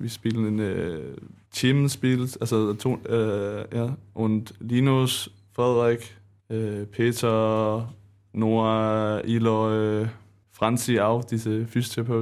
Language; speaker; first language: German; non-native, learner; Danish